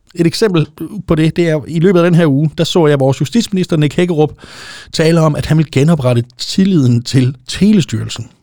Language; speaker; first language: Danish; native; Danish